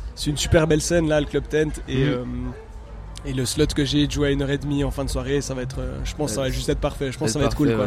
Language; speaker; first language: French; native; French